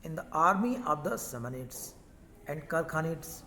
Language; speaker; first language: English; non-native, local second language; Hindi